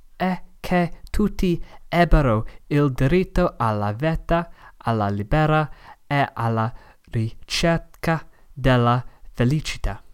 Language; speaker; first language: Italian; non-native, learner; English